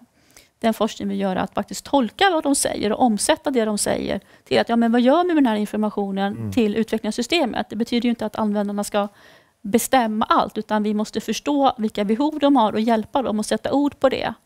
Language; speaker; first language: Swedish; native; Swedish